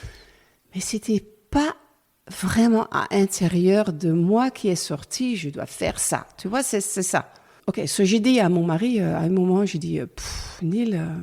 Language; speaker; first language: French; non-native, learner; Dutch